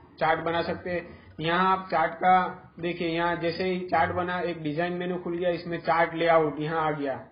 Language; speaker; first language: Hindi; non-native, local second language; Gujarati